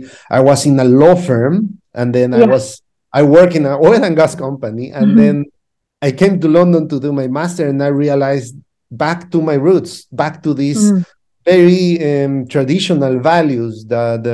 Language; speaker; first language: English; non-native, fluent; Spanish